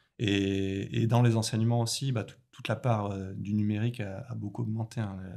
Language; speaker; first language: French; native; French